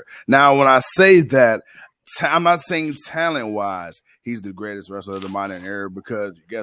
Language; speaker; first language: English; native; English